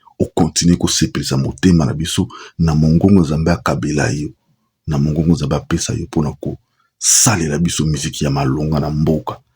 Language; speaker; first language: Lingala; native; Lingala